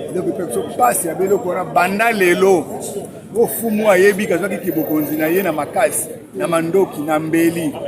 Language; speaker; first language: Lingala; non-native, local second language; Kongo